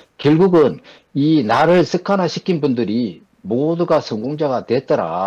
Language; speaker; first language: Korean; native; Korean